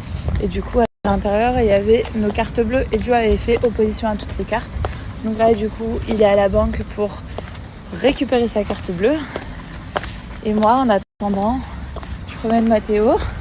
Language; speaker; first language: French; native; French